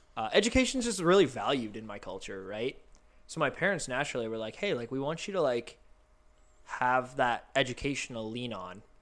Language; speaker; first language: English; early bilingual, other home language; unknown